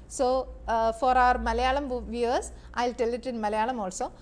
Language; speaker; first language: English; non-native, local second language; Malayalam